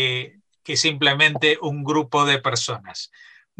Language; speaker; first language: Spanish; native; Spanish